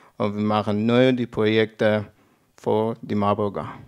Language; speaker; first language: German; non-native, learner; Persian